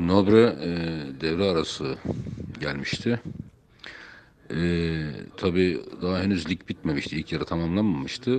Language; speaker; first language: Turkish; native; Turkish